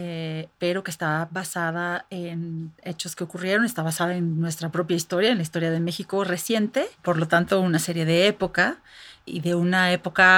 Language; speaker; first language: Spanish; native; Spanish